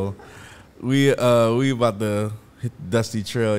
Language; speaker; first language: English; native; English